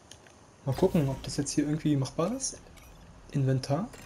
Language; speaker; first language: German; native; German